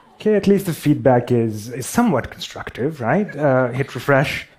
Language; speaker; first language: English; non-native, local second language; Urdu